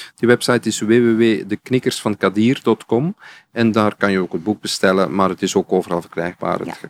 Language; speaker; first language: Dutch; native; Dutch